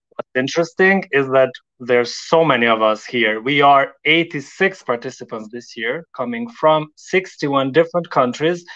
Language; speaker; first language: English; non-native, fluent; Albanian